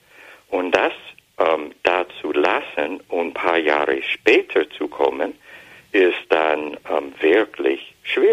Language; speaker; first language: German; non-native, fluent; English